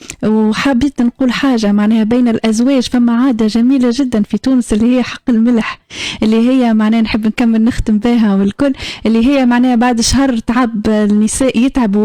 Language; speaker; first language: Arabic; native; Arabic